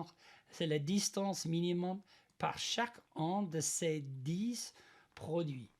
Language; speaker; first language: French; non-native, learner; English